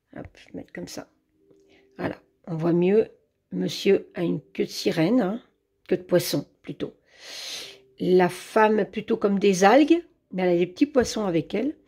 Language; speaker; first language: French; native; French